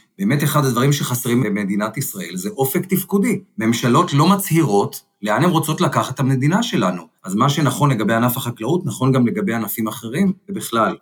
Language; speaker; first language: Hebrew; native; Hebrew